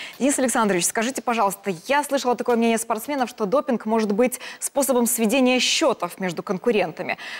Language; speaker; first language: Russian; native; Russian